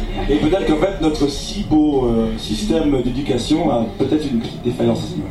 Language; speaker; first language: French; native; French